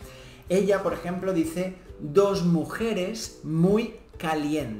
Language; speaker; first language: Spanish; native; Spanish